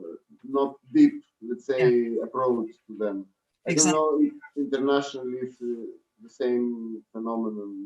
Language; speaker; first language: English; non-native, fluent; Greek